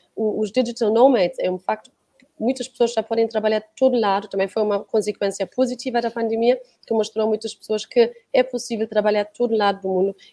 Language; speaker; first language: Portuguese; non-native, fluent; German